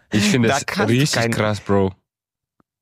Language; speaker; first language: German; early bilingual, other home language; Romanian